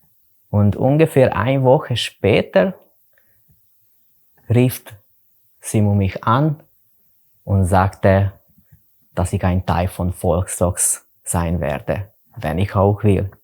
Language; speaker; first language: German; non-native, learner; Hungarian